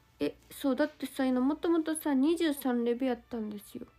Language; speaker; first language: Japanese; native; Japanese